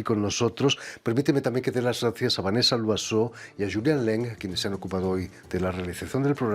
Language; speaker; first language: Spanish; native; Spanish